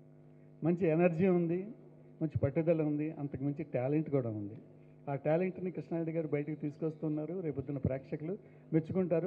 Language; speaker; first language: Telugu; native; Telugu